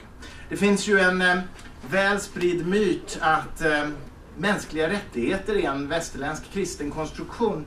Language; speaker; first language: Swedish; native; Swedish